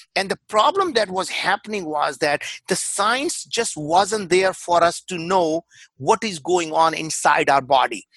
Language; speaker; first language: English; non-native, local second language; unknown